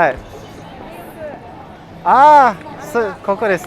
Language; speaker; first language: Japanese; non-native, fluent; English